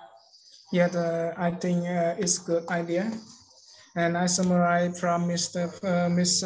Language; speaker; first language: English; non-native, learner; Khmer